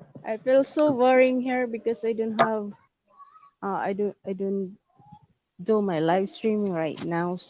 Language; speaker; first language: English; non-native, local second language; Filipino